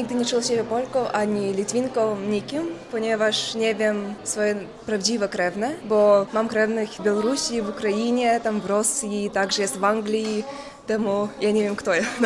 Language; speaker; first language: Polish; early bilingual, heritage; Polish